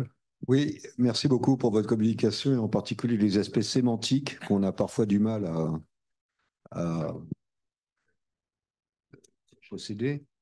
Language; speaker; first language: French; native; French